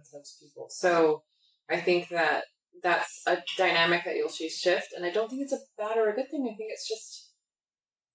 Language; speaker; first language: English; native; English